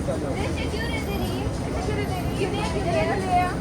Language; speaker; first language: Turkish; non-native, learner; Russian